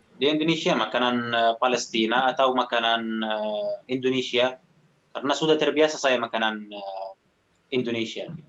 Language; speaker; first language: Indonesian; non-native, fluent; Arabic